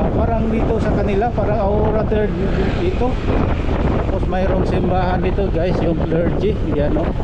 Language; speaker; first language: Filipino; non-native, local second language; Cebuano